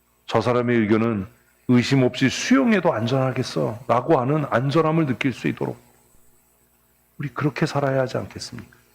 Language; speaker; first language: Korean; native; Korean